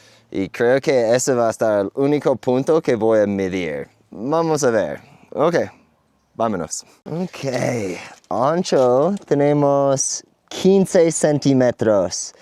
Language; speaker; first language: Spanish; non-native, fluent; English